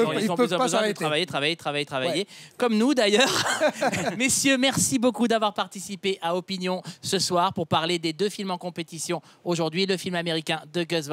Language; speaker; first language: French; native; French